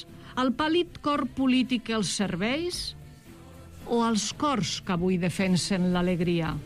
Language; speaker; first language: Catalan; native; Catalan